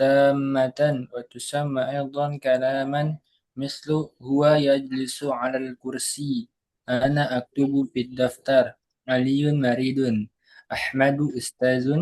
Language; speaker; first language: Arabic; non-native, learner; Indonesian